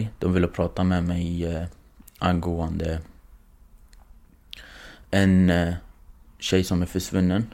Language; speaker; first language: Swedish; non-native, fluent; Kurdish